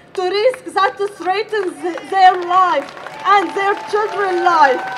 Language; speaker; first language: English; non-native, fluent; Arabic